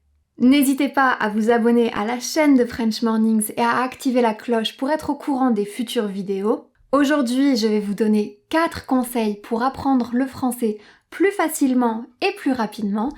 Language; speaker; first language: French; native; French